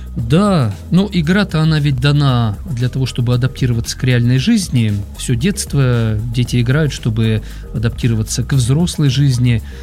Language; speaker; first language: Russian; native; Russian